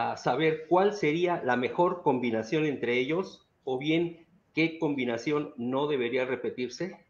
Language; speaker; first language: Spanish; native; Spanish